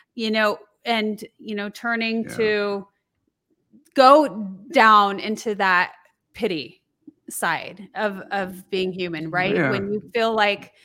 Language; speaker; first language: English; native; English